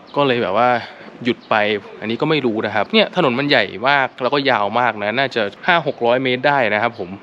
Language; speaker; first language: Thai; native; Thai